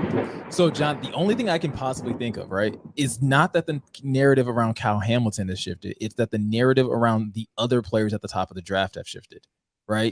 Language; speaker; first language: English; native; English